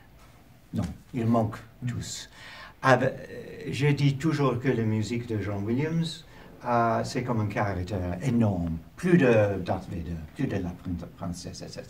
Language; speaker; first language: French; non-native, learner; English